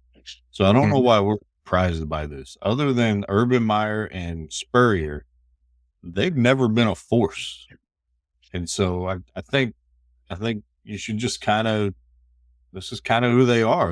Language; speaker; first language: English; native; English